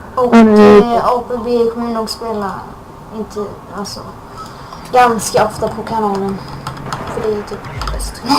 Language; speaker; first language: Swedish; native; Swedish